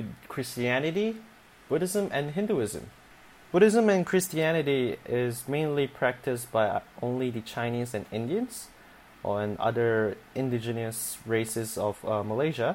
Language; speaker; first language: English; non-native, local second language; Chinese